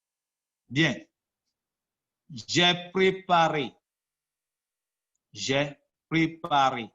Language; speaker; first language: French; non-native, fluent; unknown